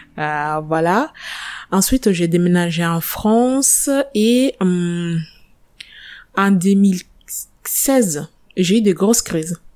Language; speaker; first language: French; non-native, fluent; Italian